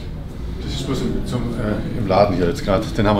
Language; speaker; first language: German; native; German